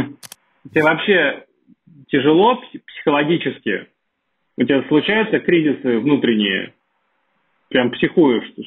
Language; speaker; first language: Russian; native; Russian